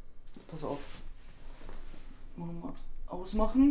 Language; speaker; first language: German; native; German